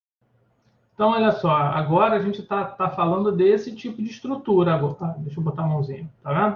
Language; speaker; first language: Portuguese; native; Portuguese